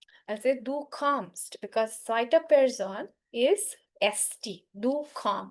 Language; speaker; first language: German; non-native, fluent; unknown